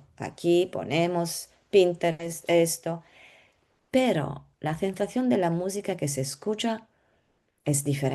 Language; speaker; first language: Spanish; non-native, learner; Italian